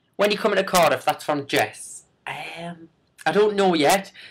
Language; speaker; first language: English; native; English